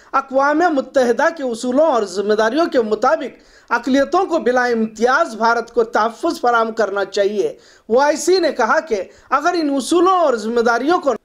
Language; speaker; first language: Urdu; native; Urdu